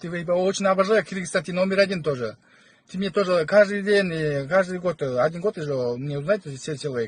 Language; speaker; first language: Russian; non-native, learner; Kyrgyz